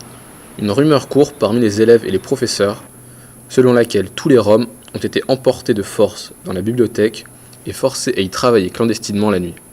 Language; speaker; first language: French; native; French